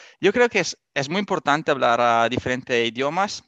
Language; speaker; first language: Spanish; non-native, learner; Italian